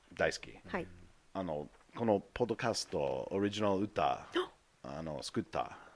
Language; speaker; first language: Japanese; non-native, learner; English